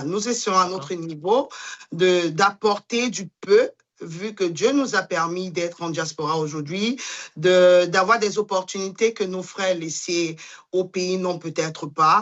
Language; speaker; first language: French; non-native, local second language; Duala